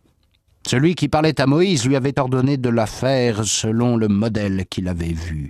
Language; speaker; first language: French; native; French